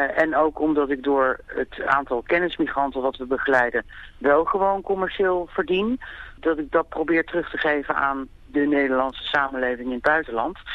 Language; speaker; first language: Dutch; native; Dutch